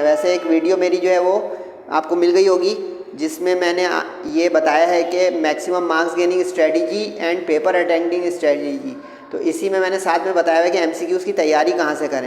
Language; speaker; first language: Urdu; native; Urdu